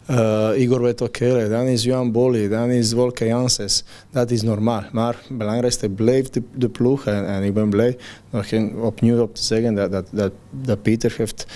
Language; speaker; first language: Dutch; non-native, fluent; Croatian